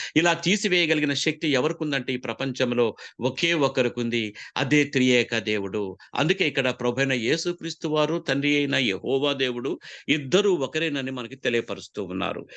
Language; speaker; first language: Telugu; non-native, local second language; Koya